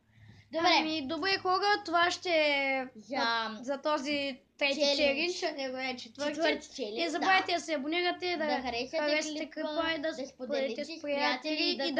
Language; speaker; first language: Bulgarian; native; Bulgarian